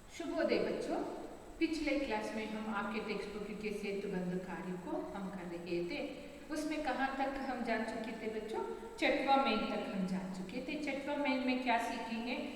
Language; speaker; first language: Hindi; non-native, local second language; Kannada